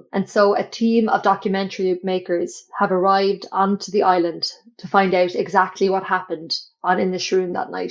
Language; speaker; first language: English; native; English